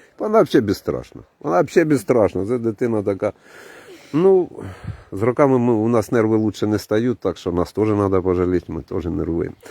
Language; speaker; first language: Ukrainian; native; Ukrainian